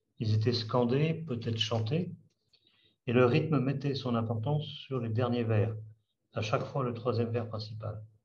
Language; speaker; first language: French; native; French